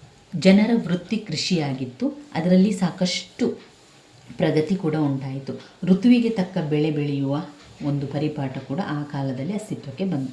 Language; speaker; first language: Kannada; native; Kannada